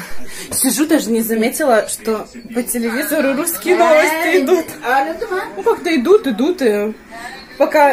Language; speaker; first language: Russian; native; Russian